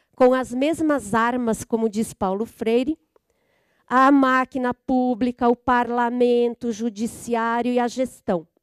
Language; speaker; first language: Portuguese; native; Portuguese